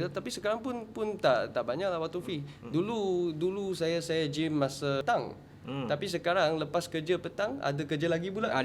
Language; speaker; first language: Malay; non-native, local second language; Chinese